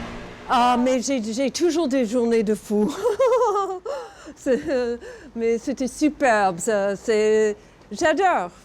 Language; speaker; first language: French; non-native, fluent; English